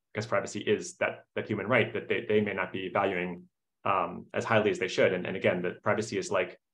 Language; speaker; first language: English; native; English